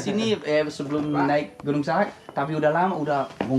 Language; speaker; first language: Indonesian; non-native, fluent; English